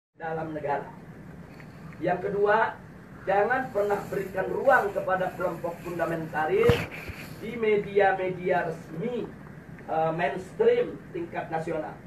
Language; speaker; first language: Indonesian; native; Indonesian